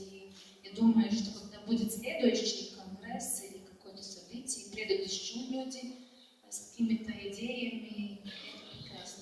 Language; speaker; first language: Russian; non-native, fluent; Latvian